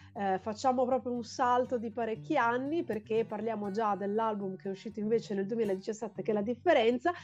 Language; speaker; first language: Italian; native; Italian